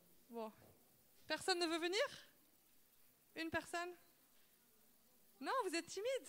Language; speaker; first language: French; native; French